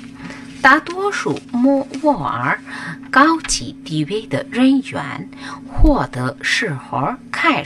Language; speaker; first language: Chinese; non-native, learner; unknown